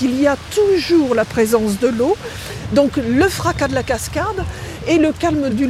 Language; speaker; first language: French; native; French